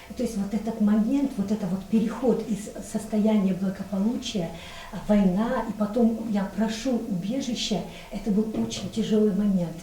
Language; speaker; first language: Russian; non-native, local second language; Chechen